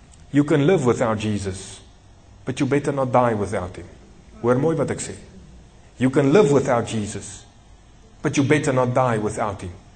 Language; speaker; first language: English; non-native, local second language; Afrikaans